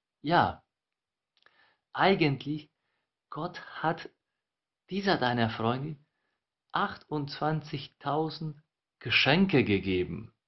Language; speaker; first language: German; non-native, fluent; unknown